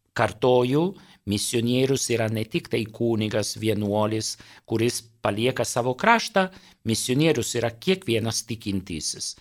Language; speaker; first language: Lithuanian; non-native, fluent; Italian